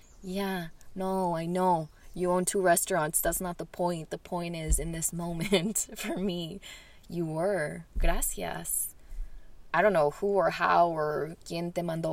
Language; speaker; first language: English; early bilingual, other home language; Spanish